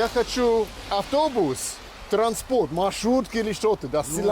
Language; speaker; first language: Russian; non-native, learner; English